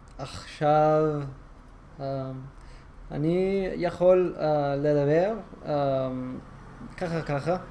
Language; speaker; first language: Hebrew; non-native, learner; English